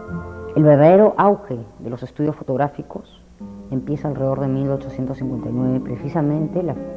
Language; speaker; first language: Spanish; native; Spanish